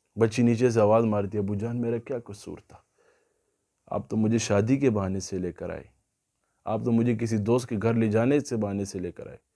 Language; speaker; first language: Urdu; non-native, local second language; Pashto